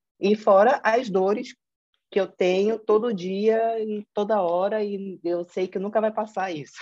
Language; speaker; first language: Portuguese; native; Portuguese